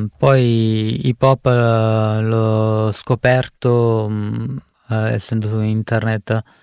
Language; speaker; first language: Italian; early bilingual, other home language; Punjabi